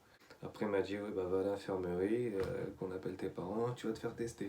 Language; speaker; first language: French; native; French